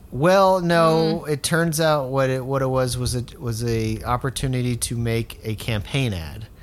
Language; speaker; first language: English; native; English